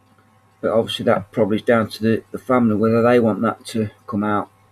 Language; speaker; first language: English; native; English